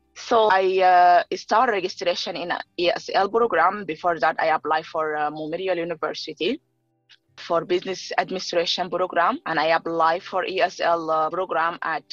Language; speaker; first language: English; non-native, learner; Arabic